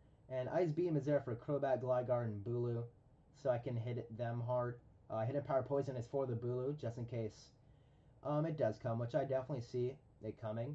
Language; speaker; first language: English; native; English